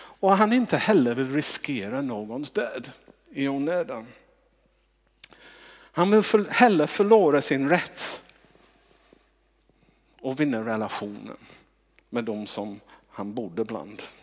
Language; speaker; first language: Swedish; non-native, fluent; English